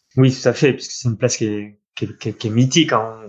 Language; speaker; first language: French; native; French